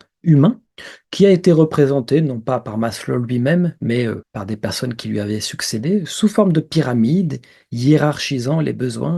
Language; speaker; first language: French; native; French